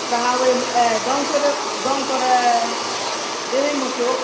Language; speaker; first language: Dutch; non-native, learner; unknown